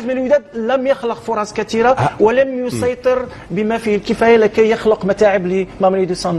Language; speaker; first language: Arabic; native; Arabic